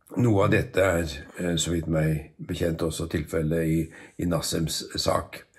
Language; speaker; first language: Norwegian; native; Norwegian